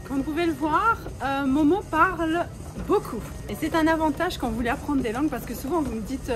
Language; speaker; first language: French; native; French